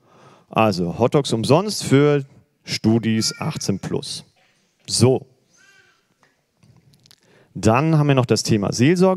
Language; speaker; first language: German; native; German